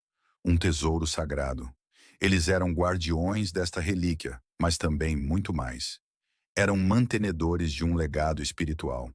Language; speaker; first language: Portuguese; native; Portuguese